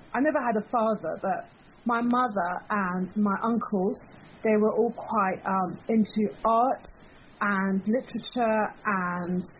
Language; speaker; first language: English; early bilingual, other home language; Persian